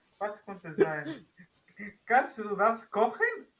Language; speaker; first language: German; non-native, learner; Spanish